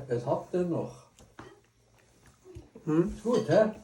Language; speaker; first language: German; native; German